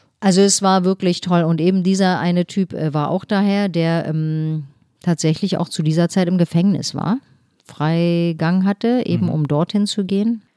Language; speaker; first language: German; early bilingual, other home language; Turkish